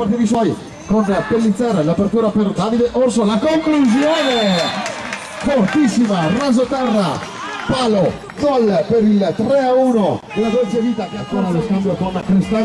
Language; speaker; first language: Italian; native; Italian